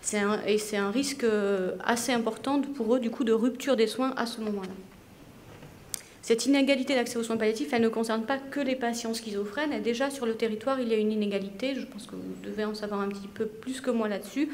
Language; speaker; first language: French; native; French